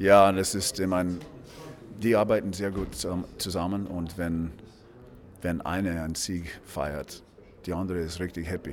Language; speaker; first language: German; non-native, fluent; English